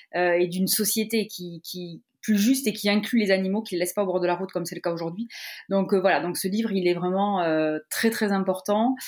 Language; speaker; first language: French; native; French